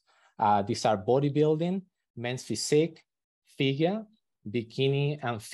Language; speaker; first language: English; non-native, fluent; Spanish